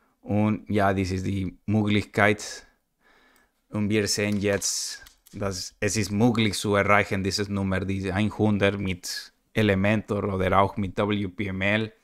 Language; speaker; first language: German; non-native, learner; Spanish